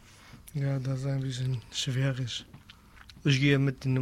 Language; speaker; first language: German; non-native, learner; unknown